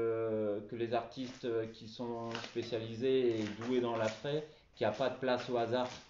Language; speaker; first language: French; native; French